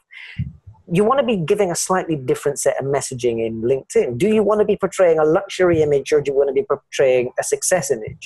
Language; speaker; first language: English; native; English